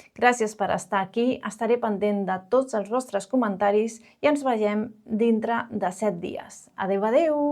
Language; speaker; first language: Catalan; non-native, local second language; Spanish